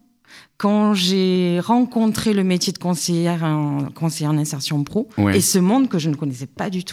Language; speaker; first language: French; native; French